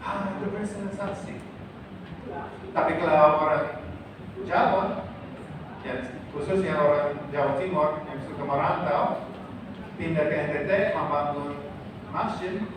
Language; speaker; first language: Indonesian; non-native, fluent; English